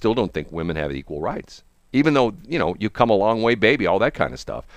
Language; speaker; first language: English; early bilingual, other home language; German